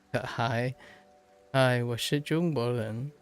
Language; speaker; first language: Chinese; non-native, learner; English